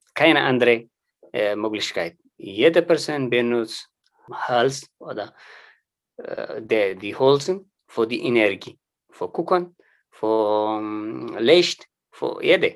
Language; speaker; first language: German; non-native, learner; Tigrinya